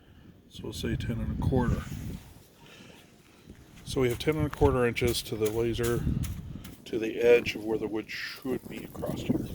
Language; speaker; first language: English; native; English